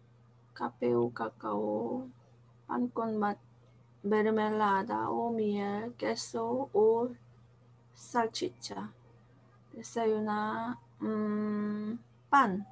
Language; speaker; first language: Spanish; non-native, learner; Korean